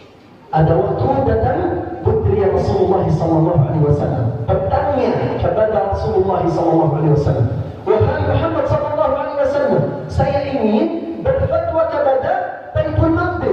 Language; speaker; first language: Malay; non-native, fluent; Arabic